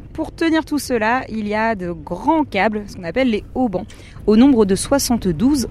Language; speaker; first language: French; native; French